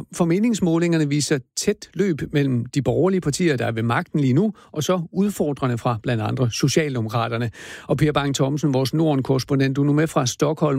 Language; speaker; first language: Danish; native; Danish